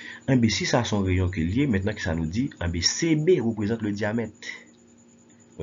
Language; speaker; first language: French; non-native, local second language; Haitian Creole